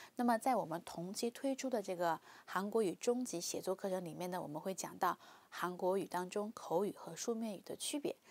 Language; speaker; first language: Chinese; native; Chinese